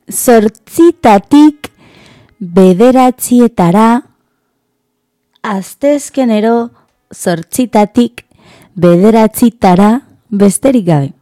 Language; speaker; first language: Basque; non-native, learner; Spanish